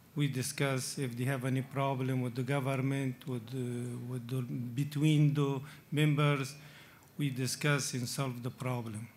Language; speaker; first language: English; non-native, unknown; Persian